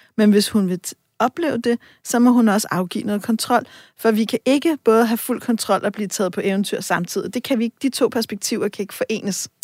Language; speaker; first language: Danish; native; Danish